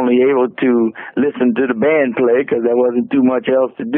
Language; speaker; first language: English; native; English